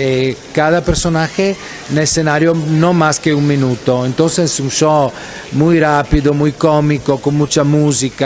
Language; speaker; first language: Spanish; non-native, fluent; Italian